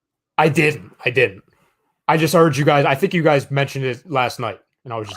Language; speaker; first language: English; native; English